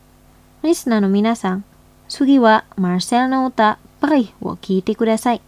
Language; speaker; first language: Japanese; non-native, fluent; Indonesian